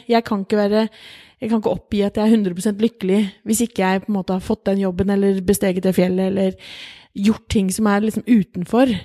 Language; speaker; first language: Norwegian; native; Norwegian